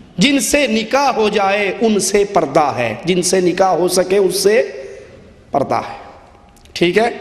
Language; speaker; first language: Urdu; non-native, local second language; Punjabi